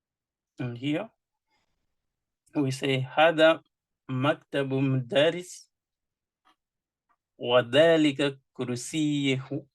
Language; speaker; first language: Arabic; non-native, fluent; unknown